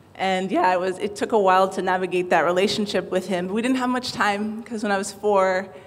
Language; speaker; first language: English; native; English